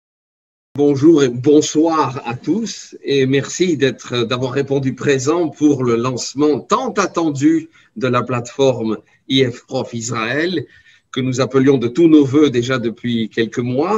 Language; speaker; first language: French; native; French